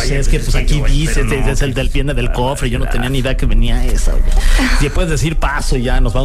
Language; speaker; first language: Spanish; native; Spanish